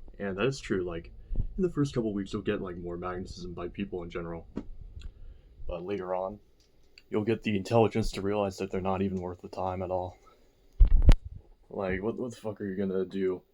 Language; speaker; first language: English; native; English